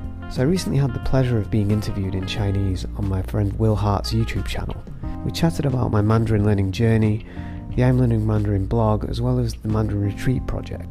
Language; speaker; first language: English; native; English